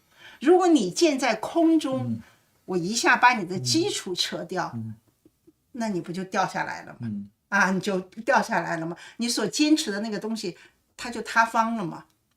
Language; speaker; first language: Chinese; native; Chinese